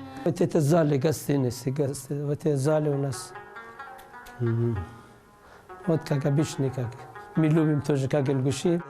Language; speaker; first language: Russian; non-native, learner; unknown